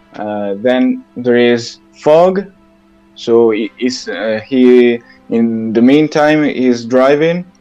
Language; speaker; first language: English; non-native, learner; Italian